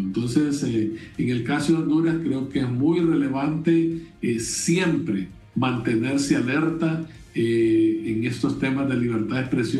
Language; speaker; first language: Spanish; native; Spanish